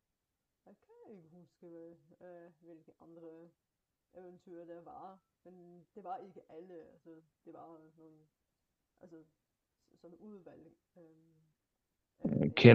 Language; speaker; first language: Danish; non-native, fluent; Bulgarian